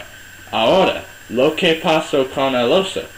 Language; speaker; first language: Spanish; non-native, learner; English